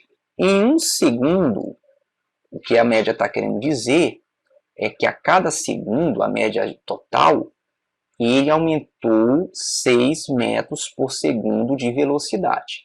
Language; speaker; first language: Portuguese; native; Portuguese